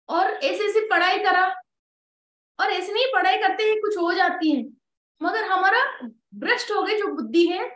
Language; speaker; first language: Hindi; non-native, local second language; Telugu